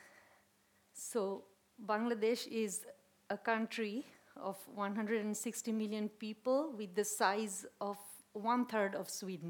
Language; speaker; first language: English; non-native, local second language; Bangla